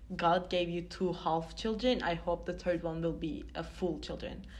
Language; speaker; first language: English; non-native, fluent; Turkish